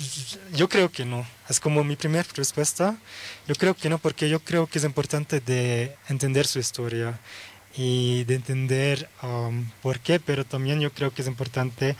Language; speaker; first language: Spanish; early bilingual, heritage; Dutch